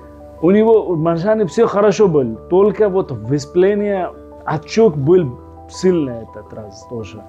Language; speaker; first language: Russian; non-native, learner; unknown